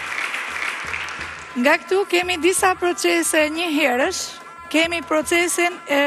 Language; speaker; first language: Albanian; native; Albanian